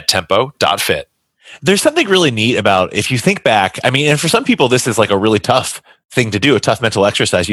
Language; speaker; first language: English; native; English